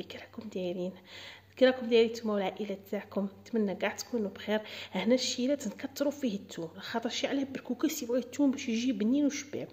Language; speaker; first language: Arabic; native; Arabic